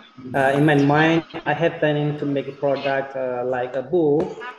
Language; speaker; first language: English; non-native, learner; Indonesian